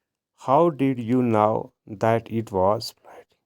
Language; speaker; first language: English; non-native, local second language; Urdu